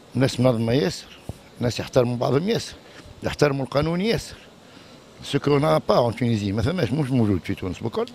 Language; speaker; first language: Arabic; native; Arabic